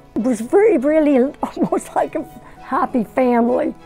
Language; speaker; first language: English; native; English